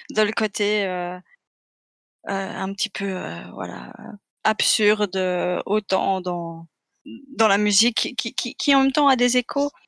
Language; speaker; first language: French; native; French